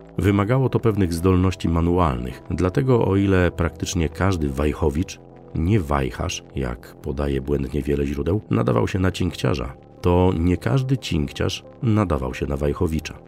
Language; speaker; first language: Polish; native; Polish